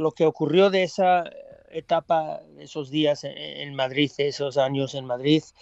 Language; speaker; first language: Spanish; non-native, fluent; English